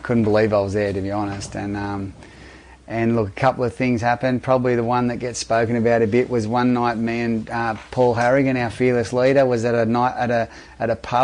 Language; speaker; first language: English; native; English